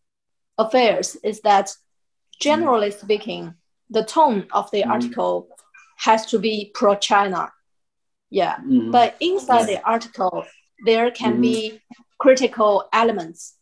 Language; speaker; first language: English; non-native, fluent; Chinese